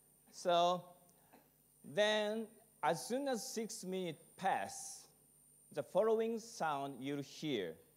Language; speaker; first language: English; non-native, fluent; Japanese